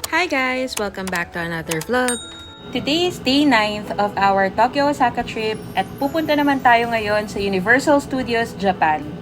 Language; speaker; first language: Filipino; native; Filipino